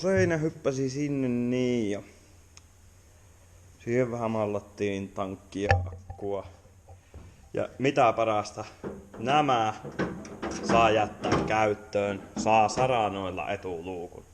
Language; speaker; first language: Finnish; native; Finnish